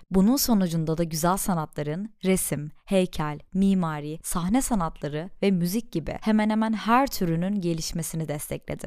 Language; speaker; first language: Turkish; native; Turkish